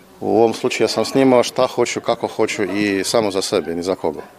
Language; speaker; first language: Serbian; non-native, learner; Russian